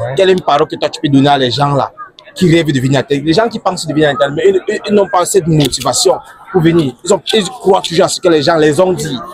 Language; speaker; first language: French; non-native, local second language; English